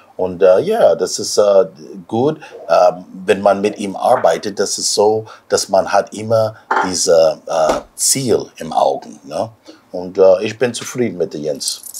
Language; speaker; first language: German; non-native, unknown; English